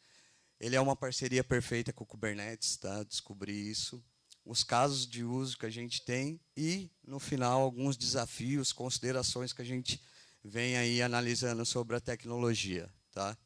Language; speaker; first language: Portuguese; native; Portuguese